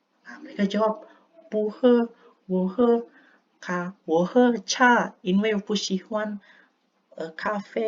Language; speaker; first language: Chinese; non-native, learner; Indonesian